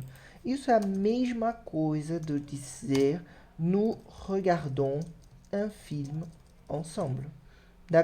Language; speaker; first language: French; non-native, fluent; Portuguese